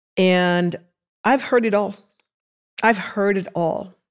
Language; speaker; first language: English; early bilingual, other home language; Wolof